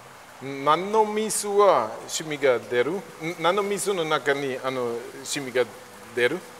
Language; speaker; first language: Japanese; non-native, learner; German